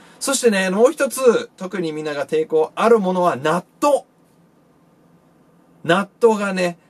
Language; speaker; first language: Japanese; non-native, fluent; English